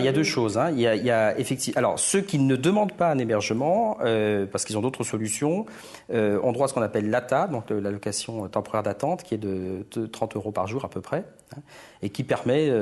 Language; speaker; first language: French; native; French